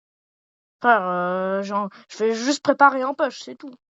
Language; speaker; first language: French; native; French